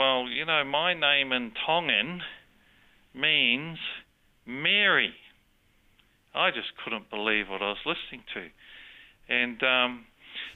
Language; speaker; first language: English; native; English